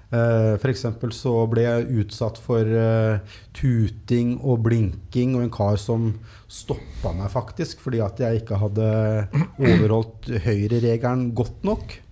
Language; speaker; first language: Norwegian; native; Norwegian